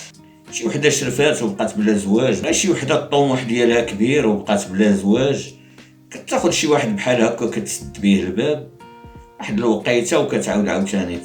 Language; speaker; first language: Arabic; native; Arabic